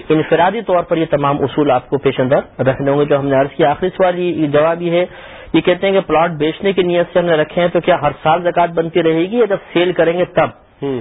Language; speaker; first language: Urdu; native; Urdu